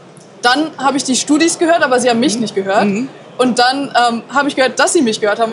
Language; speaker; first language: German; native; German